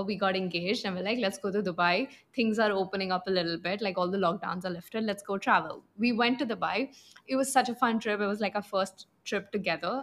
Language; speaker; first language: English; non-native, local second language; Punjabi